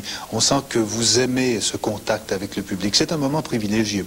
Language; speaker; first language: French; native; French